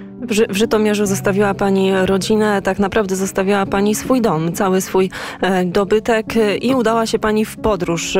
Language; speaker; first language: Polish; native; Polish